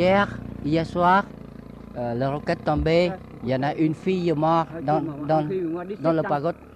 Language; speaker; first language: French; non-native, learner; Vietnamese